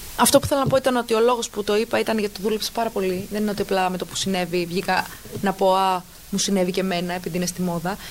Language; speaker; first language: Greek; early bilingual, heritage; Greek